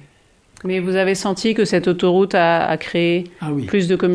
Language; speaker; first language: French; native; French